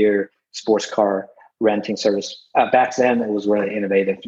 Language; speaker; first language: English; non-native, fluent; Chinese